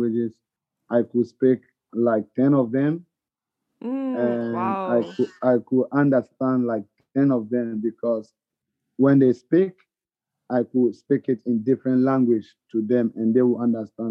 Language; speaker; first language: English; non-native, local second language; Ga